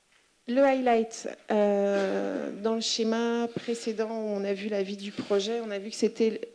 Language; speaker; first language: French; native; French